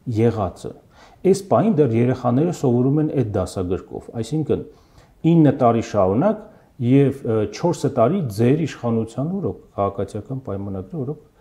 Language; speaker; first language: Armenian; native; Armenian